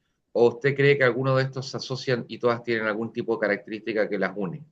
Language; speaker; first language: Spanish; native; Spanish